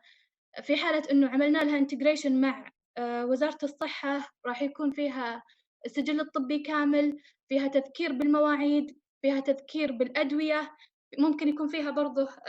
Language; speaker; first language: Arabic; native; Arabic